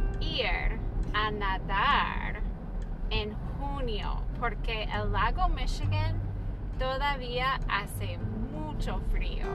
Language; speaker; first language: Spanish; non-native, fluent; English